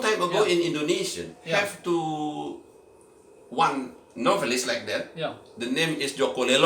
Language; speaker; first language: English; non-native, learner; Indonesian